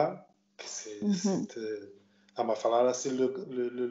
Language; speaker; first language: French; non-native, local second language; Portuguese